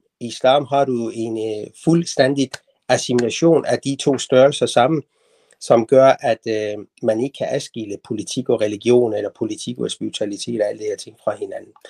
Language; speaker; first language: Danish; non-native, fluent; Persian